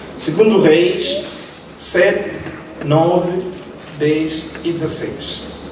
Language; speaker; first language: Portuguese; native; Portuguese